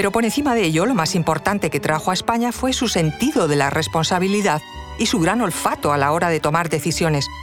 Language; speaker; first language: Spanish; native; Spanish